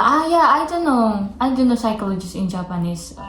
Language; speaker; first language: English; non-native, learner; Indonesian